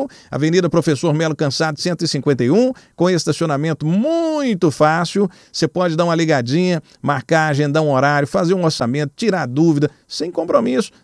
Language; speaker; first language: Portuguese; native; Portuguese